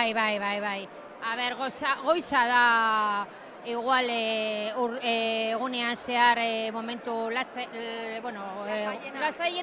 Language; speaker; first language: Basque; non-native, local second language; Spanish